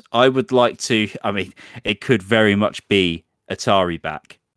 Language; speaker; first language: English; native; English